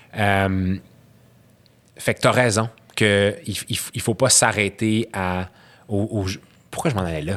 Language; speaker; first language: French; early bilingual, other home language; Arabic